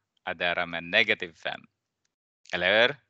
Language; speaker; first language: Swedish; non-native, fluent; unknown